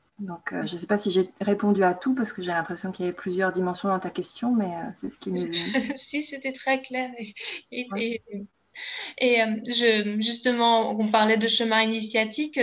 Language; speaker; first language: French; native; French